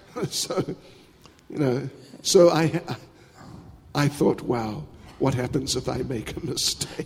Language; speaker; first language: English; native; English